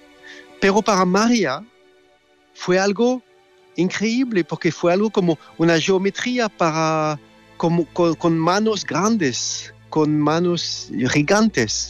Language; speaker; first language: Spanish; non-native, learner; French